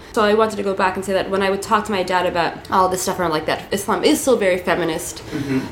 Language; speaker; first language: English; early bilingual, other home language; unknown